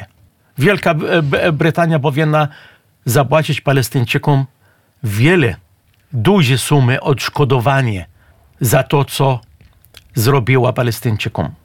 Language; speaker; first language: Polish; non-native, fluent; Arabic